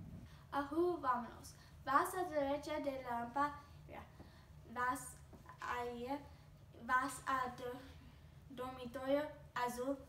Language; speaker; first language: Spanish; non-native, learner; English